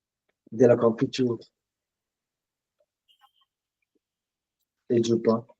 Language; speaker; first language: French; non-native, fluent; Punjabi